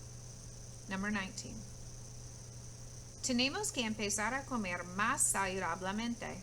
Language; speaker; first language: Spanish; non-native, fluent; English